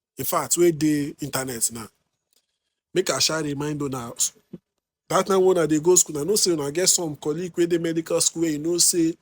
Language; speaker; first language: Nigerian Pidgin; non-native, local second language; Igbo